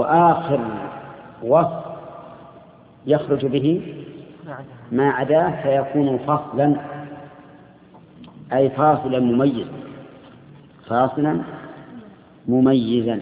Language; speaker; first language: Arabic; native; Arabic